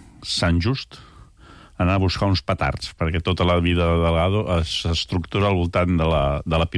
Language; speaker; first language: Catalan; native; Catalan